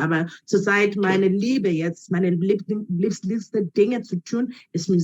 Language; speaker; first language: German; non-native, learner; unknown